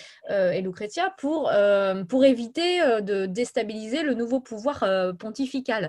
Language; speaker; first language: French; native; French